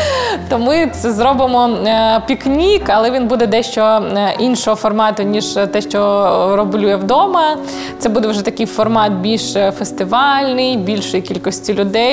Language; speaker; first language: Ukrainian; native; Ukrainian